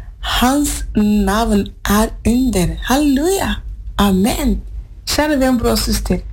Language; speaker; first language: Norwegian; non-native, fluent; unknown